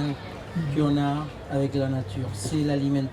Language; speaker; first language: French; non-native, fluent; Spanish